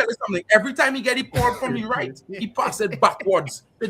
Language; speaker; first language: English; native; English